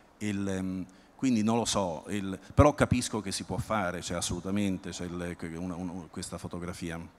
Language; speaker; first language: Italian; native; Italian